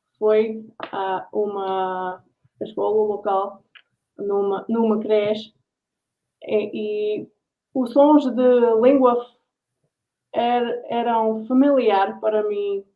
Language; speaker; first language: Portuguese; non-native, learner; English